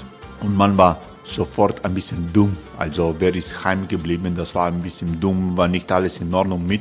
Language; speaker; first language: German; non-native, fluent; Croatian